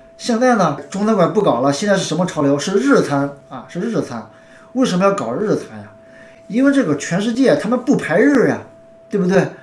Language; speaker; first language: Chinese; native; Chinese